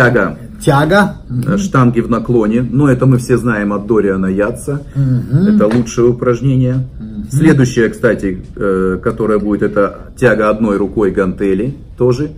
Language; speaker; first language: Russian; native; Russian